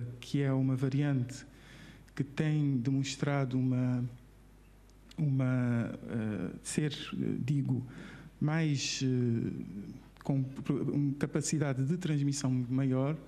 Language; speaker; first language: Portuguese; non-native, local second language; Kabuverdianu